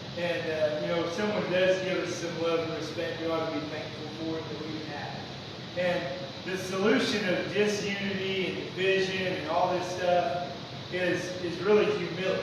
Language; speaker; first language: English; native; English